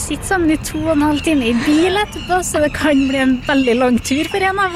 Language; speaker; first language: Norwegian; native; Norwegian